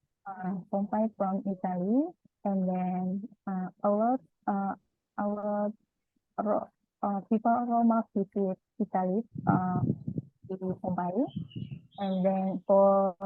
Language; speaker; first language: English; non-native, learner; Indonesian